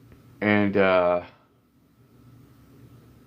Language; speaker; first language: English; native; English